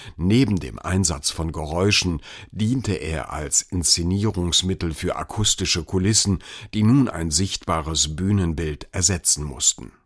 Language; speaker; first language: German; native; German